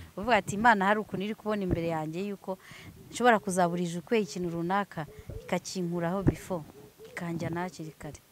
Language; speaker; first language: Kinyarwanda; early bilingual, heritage; Swahili